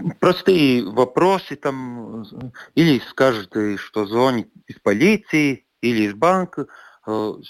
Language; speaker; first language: Russian; non-native, local second language; Latvian